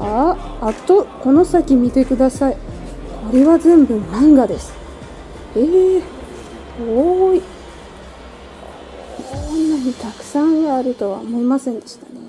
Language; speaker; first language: Japanese; non-native, fluent; Russian